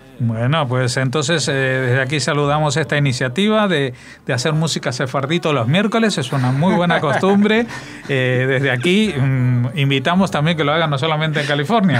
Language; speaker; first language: Spanish; native; Spanish